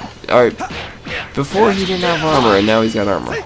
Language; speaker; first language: English; native; English